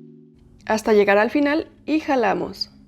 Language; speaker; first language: Spanish; native; Spanish